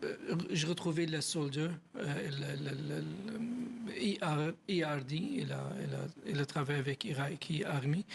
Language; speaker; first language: French; non-native, learner; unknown